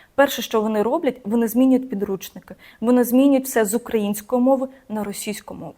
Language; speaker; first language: Ukrainian; non-native, local second language; Russian